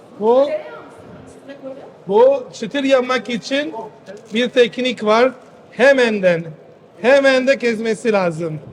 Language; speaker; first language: Turkish; non-native, fluent; Italian